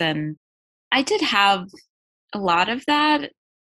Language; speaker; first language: English; native; English